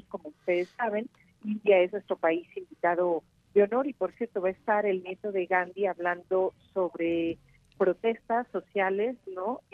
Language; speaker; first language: Spanish; native; Spanish